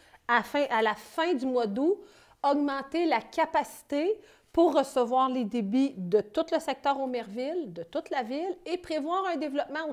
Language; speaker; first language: French; native; French